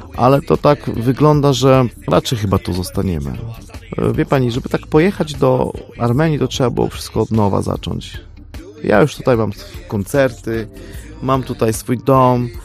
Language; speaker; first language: Polish; non-native, fluent; Armenian